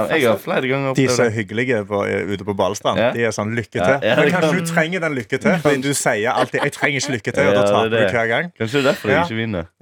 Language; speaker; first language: Norwegian; native; Norwegian